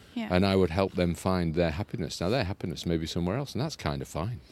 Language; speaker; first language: English; native; English